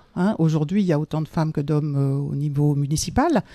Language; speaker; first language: French; native; French